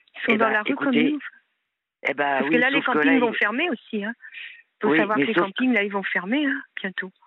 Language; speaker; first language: French; native; French